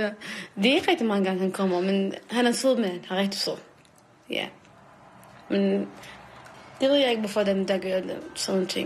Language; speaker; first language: Danish; non-native, learner; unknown